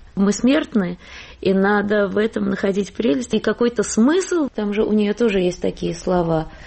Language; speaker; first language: Russian; native; Russian